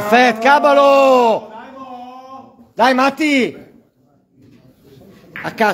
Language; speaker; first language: Italian; native; Italian